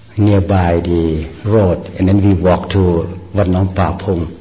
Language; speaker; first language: English; non-native, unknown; Northeastern Thai